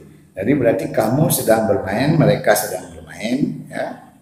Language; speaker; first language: Indonesian; non-native, local second language; Balinese